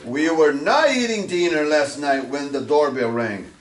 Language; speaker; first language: English; non-native, fluent; Portuguese